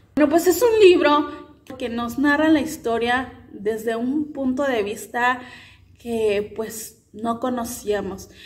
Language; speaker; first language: Spanish; native; Spanish